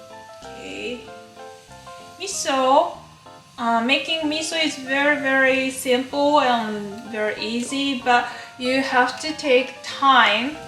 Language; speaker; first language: English; non-native, learner; Japanese